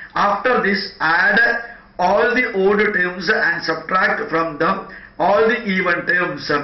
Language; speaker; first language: English; non-native, local second language; Malayalam